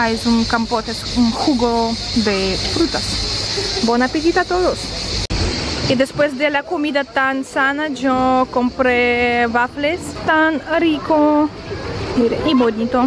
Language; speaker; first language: Spanish; non-native, fluent; Russian